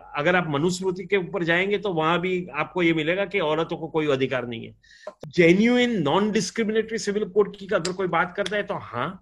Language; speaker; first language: Hindi; non-native, local second language; Gujarati